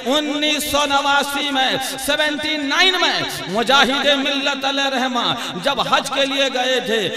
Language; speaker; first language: Urdu; native; Urdu